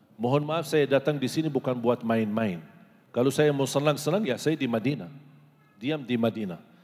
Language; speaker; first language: Malay; non-native, fluent; Arabic